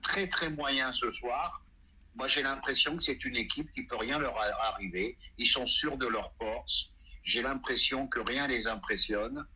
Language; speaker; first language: French; native; French